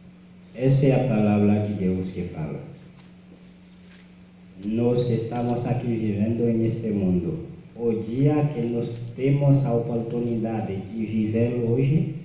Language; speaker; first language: Portuguese; non-native, learner; Haitian Creole